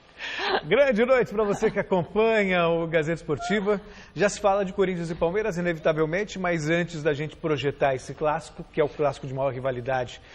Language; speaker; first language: Portuguese; native; Portuguese